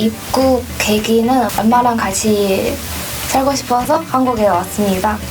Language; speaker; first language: Korean; non-native, fluent; Chinese